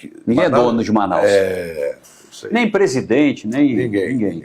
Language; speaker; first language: Portuguese; native; Portuguese